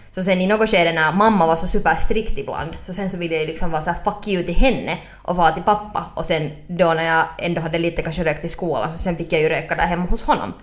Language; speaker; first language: Swedish; native; Swedish